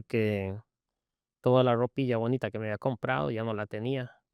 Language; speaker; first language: Spanish; native; Spanish